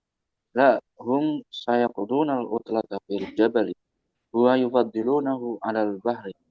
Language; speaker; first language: Arabic; non-native, learner; Indonesian